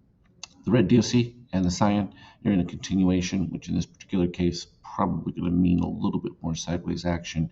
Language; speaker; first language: English; native; English